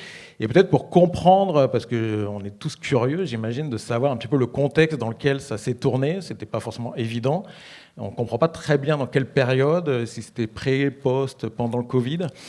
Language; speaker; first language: French; native; French